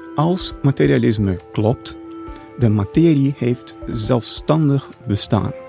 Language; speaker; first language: Dutch; non-native, fluent; Portuguese